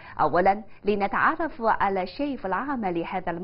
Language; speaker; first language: Arabic; non-native, fluent; Chinese